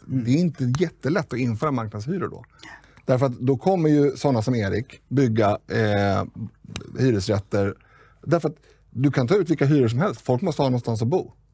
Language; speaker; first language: Swedish; native; Swedish